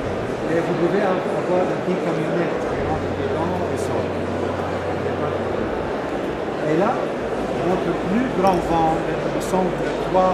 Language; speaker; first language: French; non-native, fluent; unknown